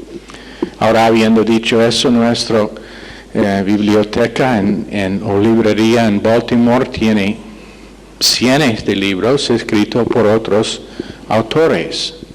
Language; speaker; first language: Spanish; non-native, fluent; English